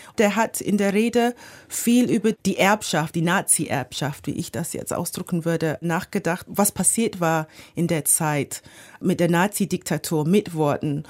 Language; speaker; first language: German; non-native, fluent; English